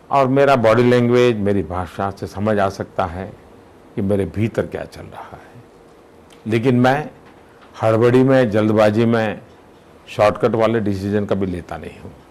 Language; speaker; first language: Hindi; non-native, local second language; Gujarati